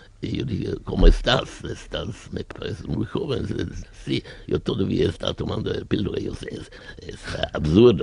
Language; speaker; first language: Spanish; non-native, learner; German